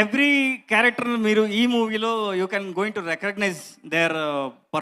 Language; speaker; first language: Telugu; non-native, learner; Kannada